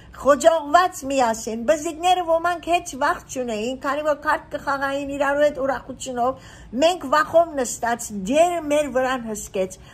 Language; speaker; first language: Armenian; early bilingual, heritage; Armenian